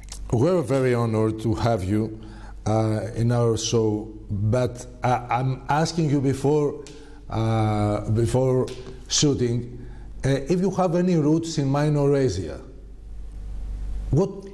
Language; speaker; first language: English; non-native, fluent; Greek